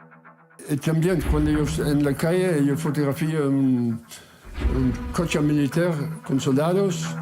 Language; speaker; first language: Spanish; non-native, learner; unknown